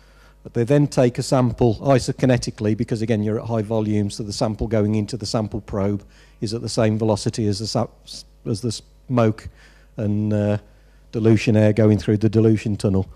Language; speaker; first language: English; native; English